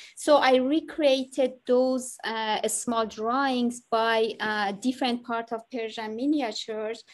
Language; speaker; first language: English; non-native, learner; Persian